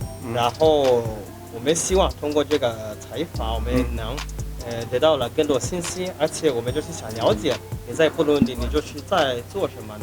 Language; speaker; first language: Chinese; non-native, fluent; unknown